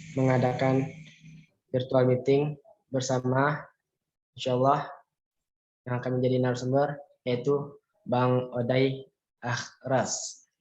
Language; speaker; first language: Indonesian; native; Indonesian